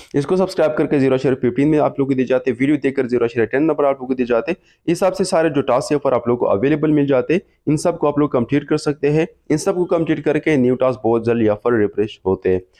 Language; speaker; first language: Urdu; non-native, local second language; Pashto